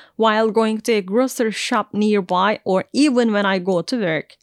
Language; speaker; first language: English; non-native, fluent; Turkish